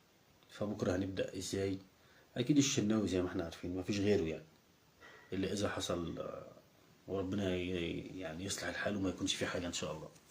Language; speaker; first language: Arabic; native; Arabic